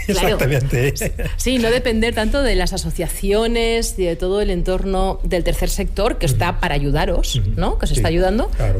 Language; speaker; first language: Spanish; native; Spanish